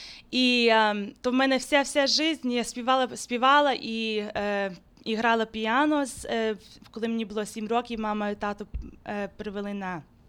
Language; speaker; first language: Ukrainian; early bilingual, heritage; Ukrainian